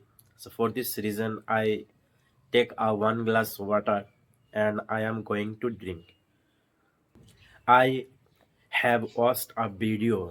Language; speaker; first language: English; non-native, learner; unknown